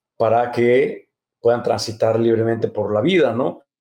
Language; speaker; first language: Spanish; native; Spanish